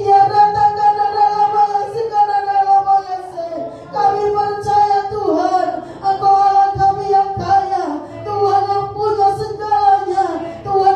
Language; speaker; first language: Indonesian; native; Indonesian